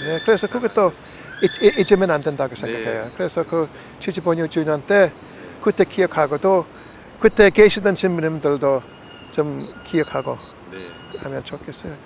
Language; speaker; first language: Korean; non-native, fluent; English